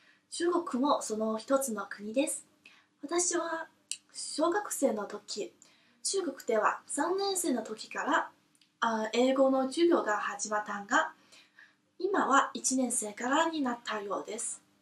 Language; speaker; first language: Japanese; non-native, fluent; Chinese